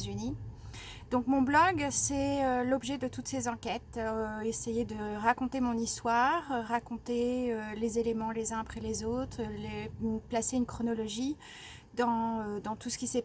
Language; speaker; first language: French; native; French